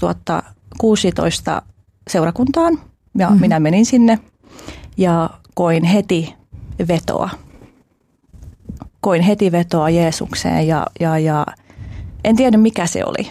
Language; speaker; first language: Finnish; early bilingual, other home language; Albanian